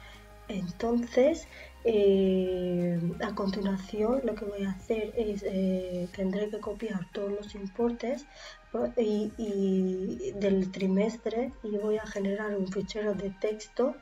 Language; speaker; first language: Spanish; native; Spanish